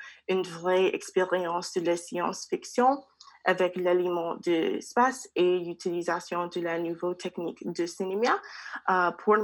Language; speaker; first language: French; non-native, learner; English